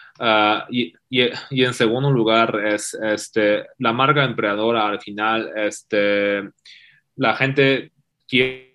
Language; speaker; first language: Spanish; non-native, fluent; Chinese